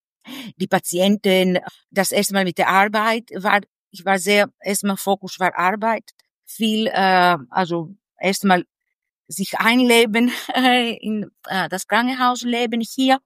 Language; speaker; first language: German; non-native, fluent; Greek